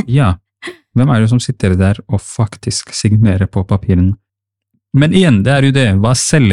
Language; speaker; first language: Norwegian; non-native, fluent; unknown